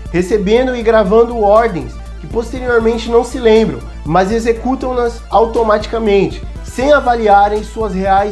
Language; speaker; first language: Portuguese; native; Portuguese